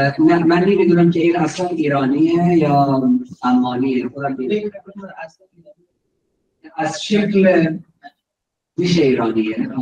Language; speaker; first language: Persian; non-native, fluent; Urdu